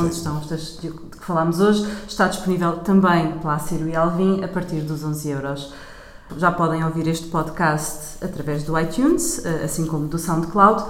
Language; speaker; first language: Portuguese; native; Portuguese